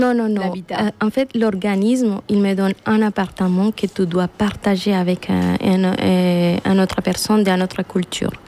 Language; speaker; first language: French; non-native, fluent; Spanish